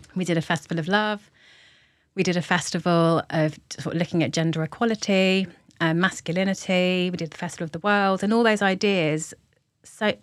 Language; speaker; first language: English; native; English